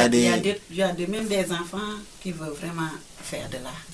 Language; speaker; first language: French; non-native, local second language; Wolof